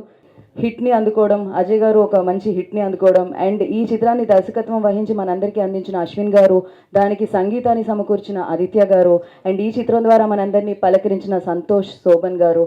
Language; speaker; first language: Telugu; native; Telugu